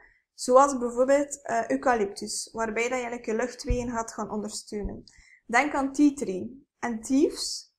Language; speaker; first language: Dutch; native; Dutch